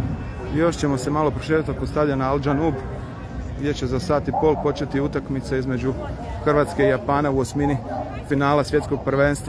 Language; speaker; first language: Serbian; native; Serbian